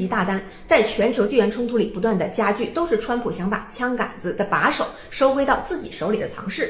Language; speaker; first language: Chinese; native; Chinese